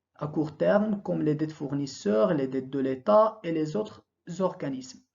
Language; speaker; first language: French; non-native, local second language; Arabic